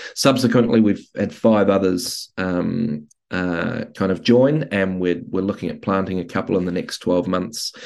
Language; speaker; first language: English; native; English